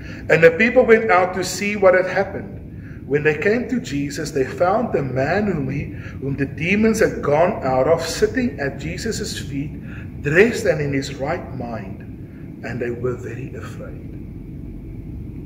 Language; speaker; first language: English; non-native, local second language; Afrikaans